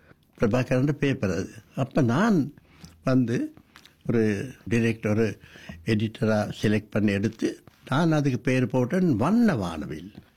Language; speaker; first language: Tamil; non-native, local second language; Sinhala